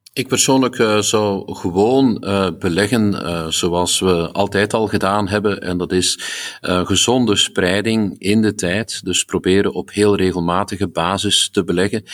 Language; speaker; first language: Dutch; native; Dutch